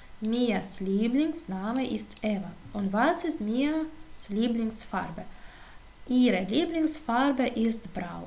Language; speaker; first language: German; non-native, fluent; Ukrainian